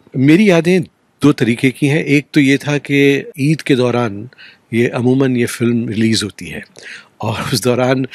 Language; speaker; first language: Hindi; native; Hindi